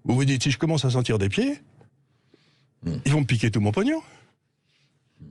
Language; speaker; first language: French; native; French